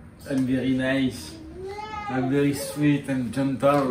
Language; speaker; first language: English; non-native, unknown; French